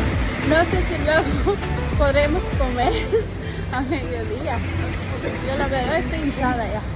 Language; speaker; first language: Spanish; non-native, fluent; Filipino